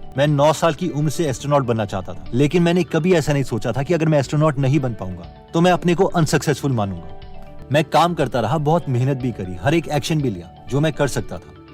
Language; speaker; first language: Hindi; native; Hindi